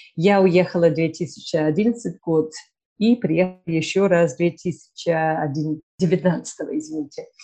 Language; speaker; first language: Russian; non-native, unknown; English